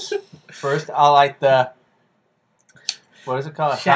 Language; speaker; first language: English; native; English